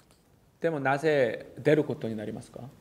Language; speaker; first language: Japanese; non-native, learner; Korean